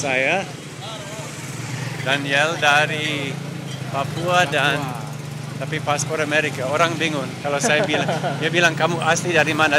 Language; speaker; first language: Indonesian; non-native, learner; English